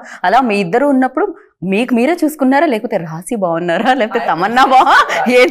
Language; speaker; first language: Telugu; native; Telugu